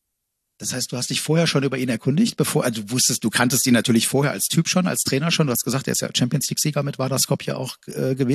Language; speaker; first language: German; native; German